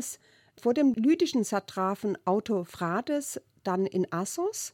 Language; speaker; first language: German; native; German